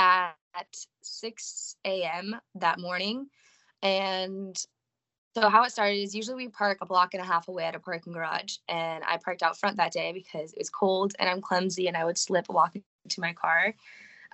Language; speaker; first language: English; native; English